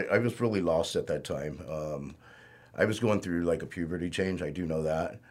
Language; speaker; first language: English; native; English